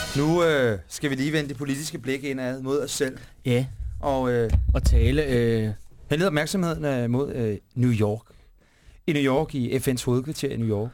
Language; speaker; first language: Danish; native; Danish